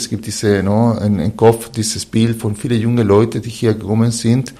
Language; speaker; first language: German; non-native, fluent; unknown